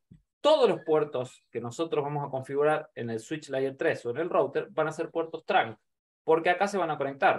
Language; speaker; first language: Spanish; native; Spanish